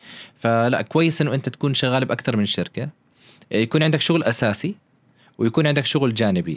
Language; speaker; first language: Arabic; native; Arabic